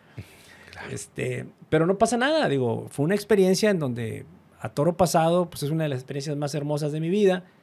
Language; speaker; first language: Spanish; native; Spanish